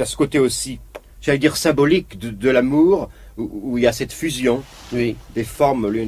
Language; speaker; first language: French; native; French